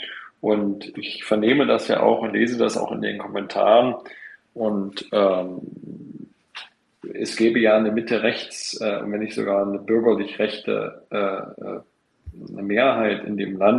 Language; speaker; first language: German; native; German